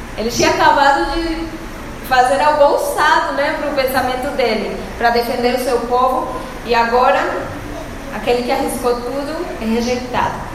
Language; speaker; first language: Portuguese; non-native, fluent; Spanish